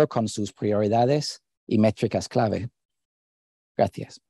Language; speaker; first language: Spanish; non-native, fluent; English